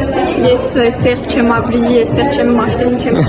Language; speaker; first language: Armenian; early bilingual, heritage; Armenian